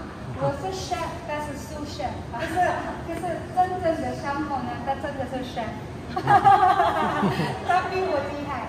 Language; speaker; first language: Chinese; non-native, fluent; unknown